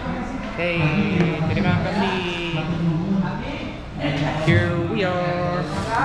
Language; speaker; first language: English; non-native, fluent; Korean